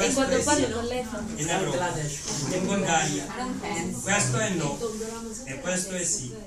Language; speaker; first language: Italian; non-native, learner; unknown